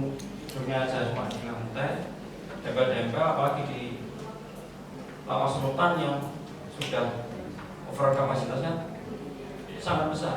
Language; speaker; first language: Indonesian; native; Indonesian